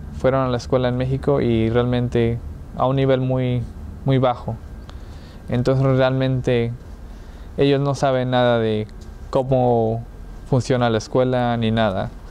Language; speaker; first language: Spanish; early bilingual, heritage; Spanish